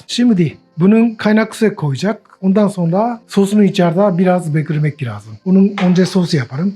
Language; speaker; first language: Turkish; non-native, learner; Japanese